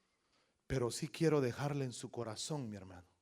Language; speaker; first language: Spanish; native; Spanish